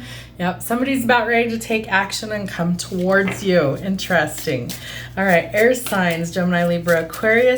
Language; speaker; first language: English; native; English